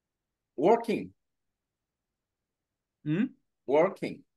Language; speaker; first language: English; non-native, learner; Korean